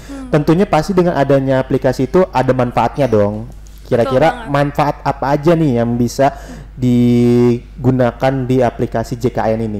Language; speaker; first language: Indonesian; native; Indonesian